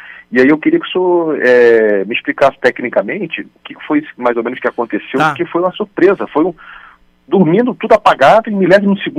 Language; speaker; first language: Portuguese; native; Portuguese